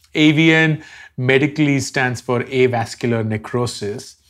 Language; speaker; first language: English; non-native, local second language; Hindi